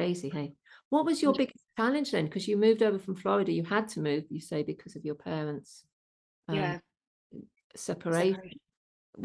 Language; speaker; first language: English; native; English